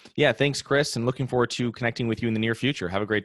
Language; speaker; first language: English; native; English